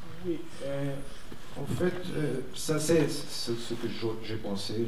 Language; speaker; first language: French; non-native, fluent; Portuguese